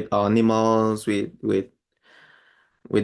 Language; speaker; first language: English; non-native, learner; Spanish